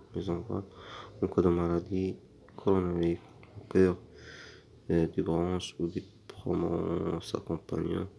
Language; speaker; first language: French; non-native, local second language; Arabic